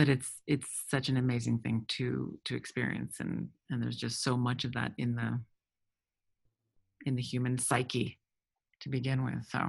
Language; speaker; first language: English; early bilingual, other home language; French